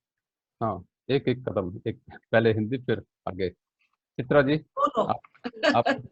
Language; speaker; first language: Hindi; native; Hindi